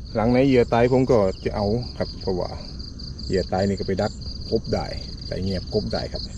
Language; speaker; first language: Thai; native; Thai